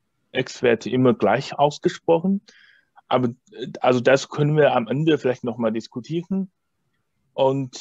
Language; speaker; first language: German; non-native, fluent; Chinese